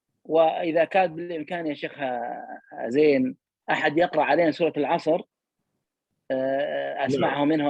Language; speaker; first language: Arabic; native; Arabic